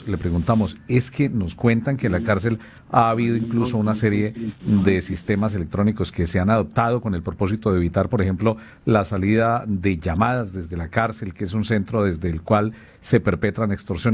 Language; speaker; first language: Spanish; native; Spanish